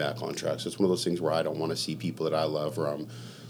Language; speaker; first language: English; native; English